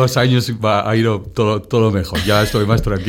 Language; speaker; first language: Spanish; non-native, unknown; Dutch